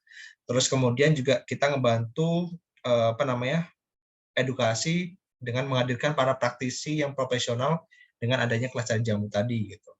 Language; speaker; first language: Indonesian; native; Indonesian